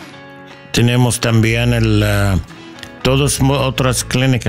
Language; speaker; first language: Spanish; non-native, learner; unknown